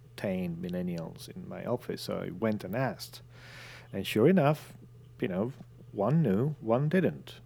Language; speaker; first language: English; non-native, fluent; Italian